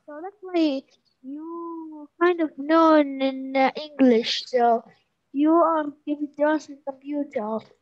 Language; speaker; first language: English; non-native, learner; Arabic